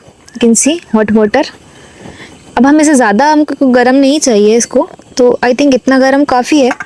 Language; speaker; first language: Hindi; native; Hindi